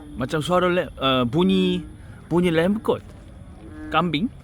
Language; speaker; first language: Malay; non-native, learner; Korean